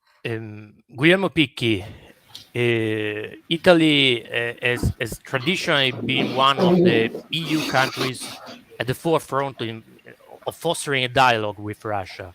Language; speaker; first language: English; non-native, fluent; Italian